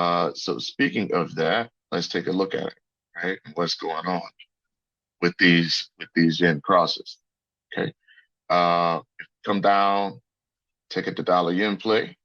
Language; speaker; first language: English; native; English